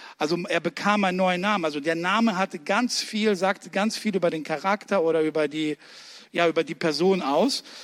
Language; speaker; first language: German; early bilingual, other home language; Russian